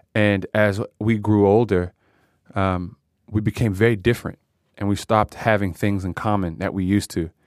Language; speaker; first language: English; native; English